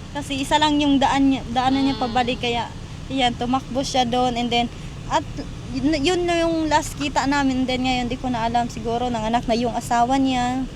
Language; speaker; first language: Filipino; non-native, local second language; Cebuano